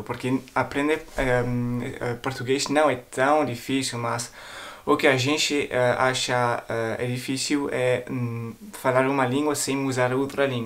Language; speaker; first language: Portuguese; non-native, fluent; French